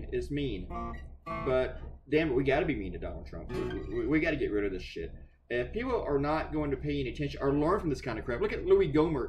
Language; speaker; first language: English; native; English